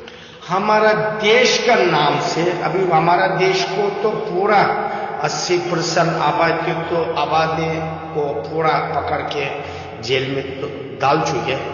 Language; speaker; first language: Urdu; non-native, learner; Uyghur